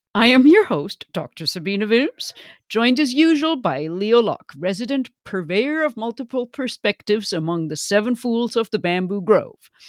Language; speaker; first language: English; non-native, fluent; German